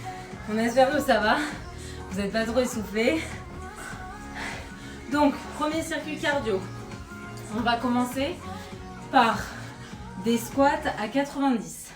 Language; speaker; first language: French; native; French